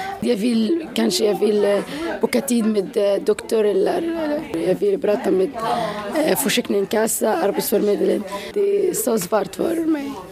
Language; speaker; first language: Swedish; non-native, learner; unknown